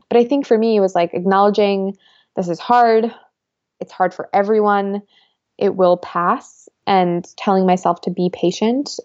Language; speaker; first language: English; early bilingual, other home language; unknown